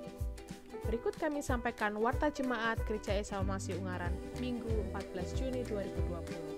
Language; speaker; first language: Indonesian; native; Indonesian